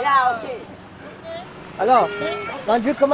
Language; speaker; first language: Indonesian; non-native, learner; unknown